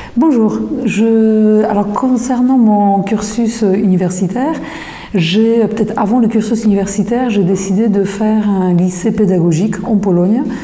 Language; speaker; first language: French; non-native, fluent; Polish